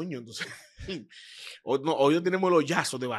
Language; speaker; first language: Spanish; native; Spanish